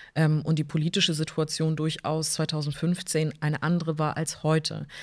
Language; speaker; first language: German; early bilingual, other home language; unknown